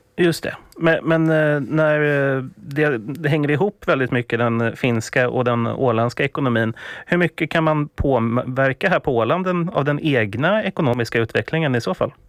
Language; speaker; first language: Swedish; native; Swedish